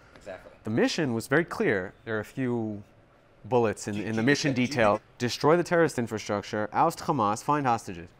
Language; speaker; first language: English; native; English